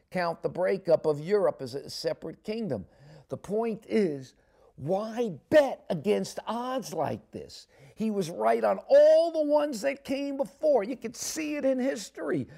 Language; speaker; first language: English; native; English